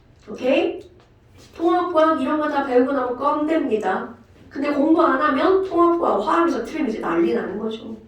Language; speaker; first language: Korean; native; Korean